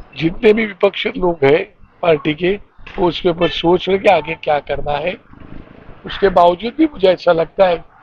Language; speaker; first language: Hindi; non-native, local second language; Marathi